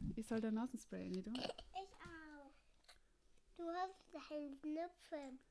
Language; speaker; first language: German; native; German